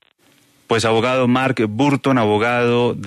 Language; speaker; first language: Spanish; native; Spanish